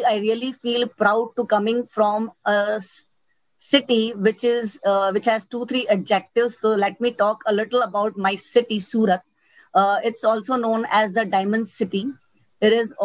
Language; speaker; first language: English; non-native, local second language; Gujarati